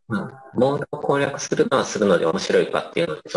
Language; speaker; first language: Japanese; native; Japanese